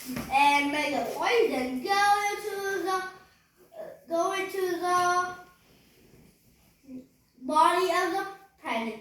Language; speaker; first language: English; non-native, learner; Vietnamese